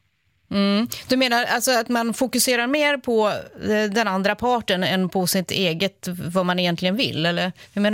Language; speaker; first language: Swedish; native; Swedish